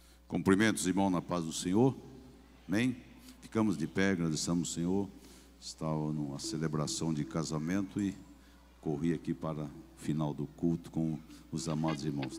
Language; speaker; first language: Portuguese; native; Portuguese